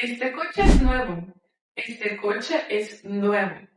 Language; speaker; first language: Spanish; non-native, fluent; Ukrainian